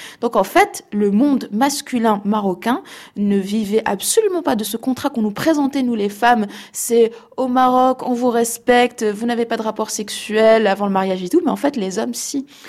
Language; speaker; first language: French; non-native, local second language; Arabic